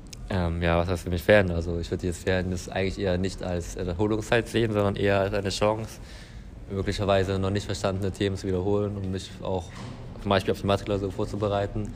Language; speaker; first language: German; native; German